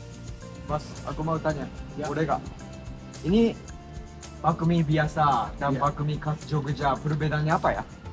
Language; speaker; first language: Indonesian; non-native, fluent; Japanese